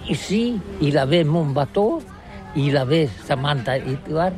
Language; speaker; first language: French; non-native, learner; Catalan